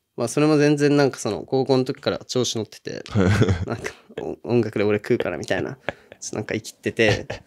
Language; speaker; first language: Japanese; native; Japanese